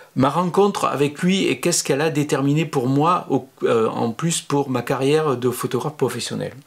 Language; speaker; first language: French; native; French